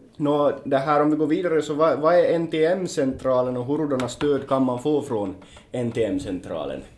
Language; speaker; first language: Swedish; native; Swedish